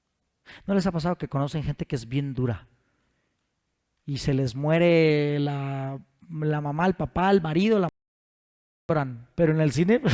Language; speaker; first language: Spanish; native; Spanish